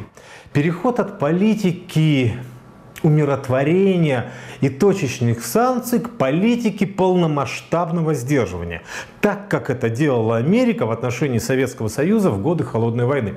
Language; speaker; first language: Russian; native; Russian